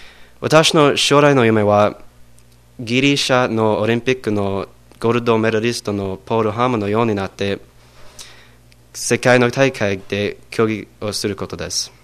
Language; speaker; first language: Japanese; non-native, learner; English